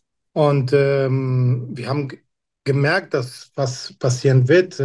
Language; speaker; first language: German; non-native, fluent; Kurdish